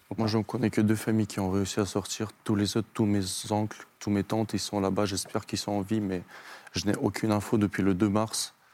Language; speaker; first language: French; non-native, fluent; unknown